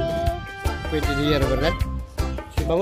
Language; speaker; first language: Spanish; non-native, learner; Filipino